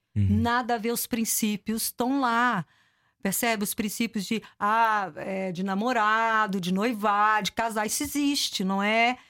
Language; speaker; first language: Portuguese; native; Portuguese